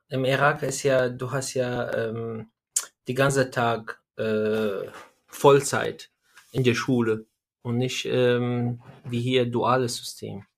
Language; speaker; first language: German; non-native, learner; Arabic